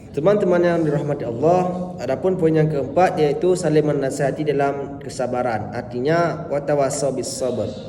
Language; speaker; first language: Malay; non-native, local second language; Achinese